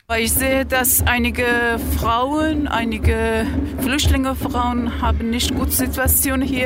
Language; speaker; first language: German; non-native, learner; Persian